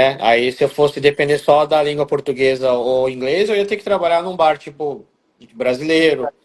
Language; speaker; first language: Portuguese; native; Portuguese